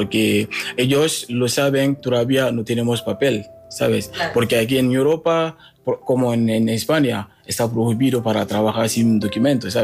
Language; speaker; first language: Spanish; non-native, learner; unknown